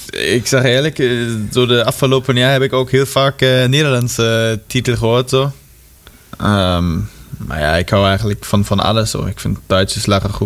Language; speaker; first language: Dutch; non-native, fluent; German